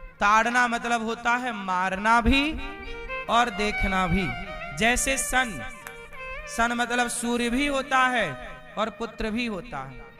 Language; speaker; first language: Hindi; native; Hindi